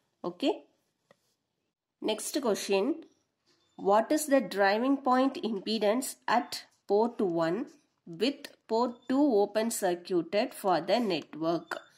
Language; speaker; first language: English; non-native, local second language; Tamil